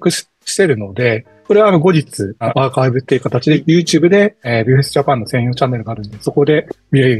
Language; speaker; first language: Japanese; native; Japanese